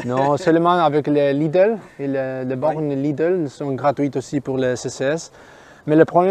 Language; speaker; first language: French; non-native, fluent; Spanish